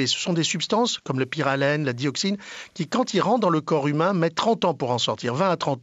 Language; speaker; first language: French; native; French